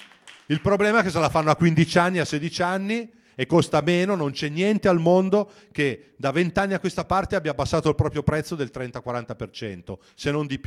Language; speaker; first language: Italian; native; Italian